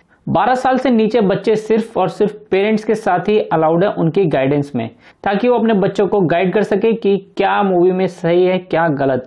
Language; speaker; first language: Hindi; native; Hindi